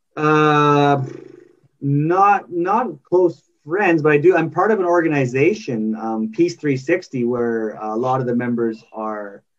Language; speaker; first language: English; native; English